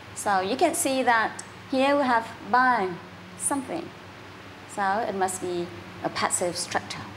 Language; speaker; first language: English; non-native, fluent; Vietnamese